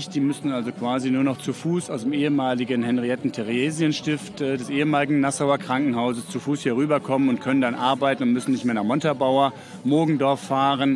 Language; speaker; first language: German; native; German